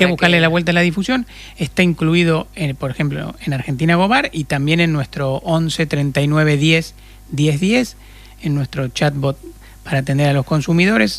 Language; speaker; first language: Spanish; native; Spanish